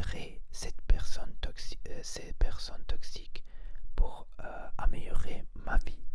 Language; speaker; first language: French; non-native, learner; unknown